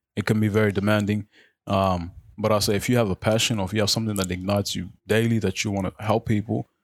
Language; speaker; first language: English; non-native, local second language; Arabic